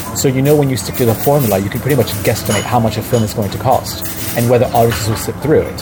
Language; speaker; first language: English; early bilingual, other home language; Arabic